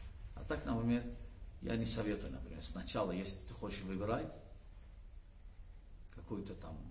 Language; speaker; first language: Russian; non-native, learner; Azerbaijani